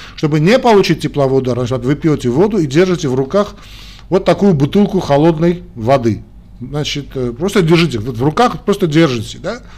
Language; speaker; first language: Russian; non-native, local second language; Armenian